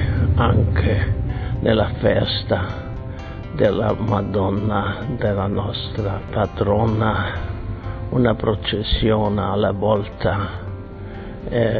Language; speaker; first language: Italian; non-native, fluent; German